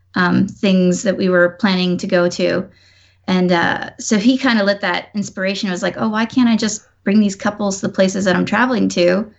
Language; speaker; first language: English; native; English